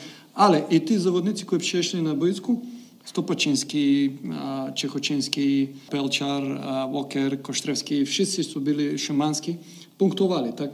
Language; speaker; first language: Polish; non-native, fluent; Macedonian